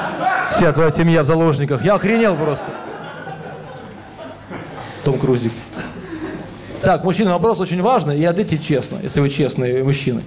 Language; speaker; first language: Russian; native; Russian